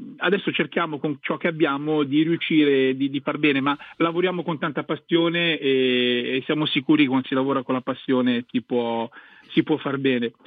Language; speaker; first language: Italian; native; Italian